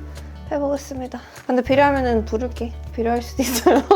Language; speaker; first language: Korean; non-native, fluent; Swedish